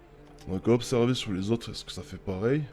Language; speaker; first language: French; native; French